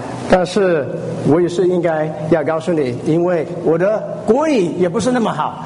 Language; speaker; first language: Chinese; early bilingual, heritage; Chinese